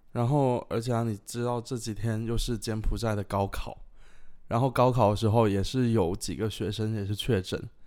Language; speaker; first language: Chinese; early bilingual, heritage; Chinese